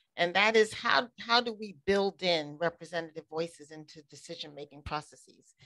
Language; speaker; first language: English; native; English